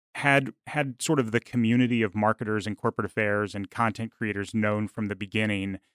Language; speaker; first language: English; native; English